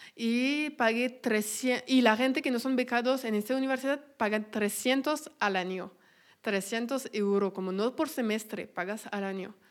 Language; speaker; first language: Spanish; non-native, fluent; French